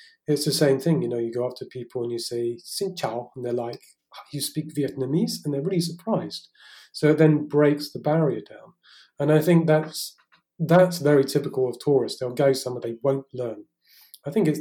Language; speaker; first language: English; native; English